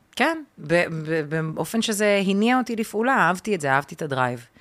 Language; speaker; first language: Hebrew; early bilingual, other home language; Russian